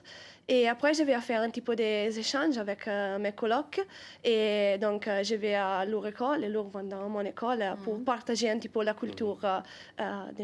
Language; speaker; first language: French; non-native, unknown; Italian